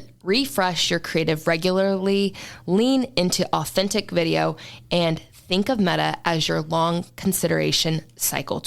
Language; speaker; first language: English; native; English